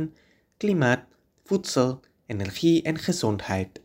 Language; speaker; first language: Dutch; non-native, fluent; Indonesian